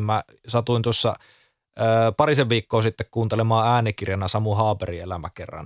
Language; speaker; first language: Finnish; native; Finnish